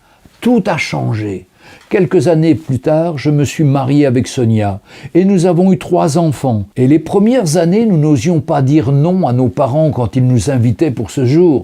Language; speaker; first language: French; native; French